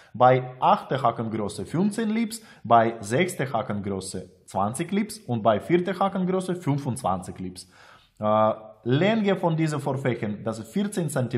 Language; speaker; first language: German; non-native, learner; Russian